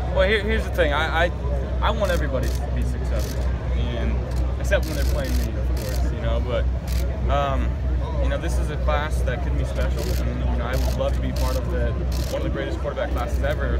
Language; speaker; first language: English; native; English